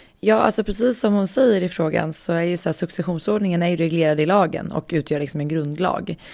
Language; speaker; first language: Swedish; native; Swedish